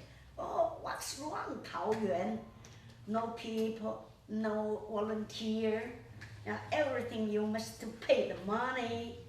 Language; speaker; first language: English; non-native, learner; Chinese